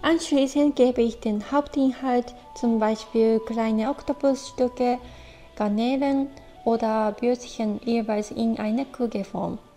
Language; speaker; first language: German; non-native, fluent; Japanese